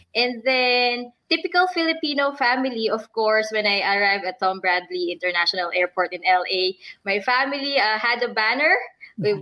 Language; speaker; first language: English; non-native, local second language; Filipino